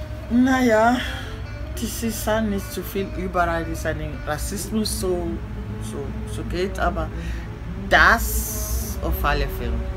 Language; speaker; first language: German; non-native, learner; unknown